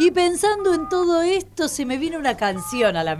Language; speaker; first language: Spanish; native; Spanish